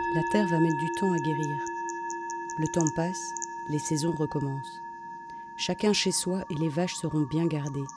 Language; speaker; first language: French; native; French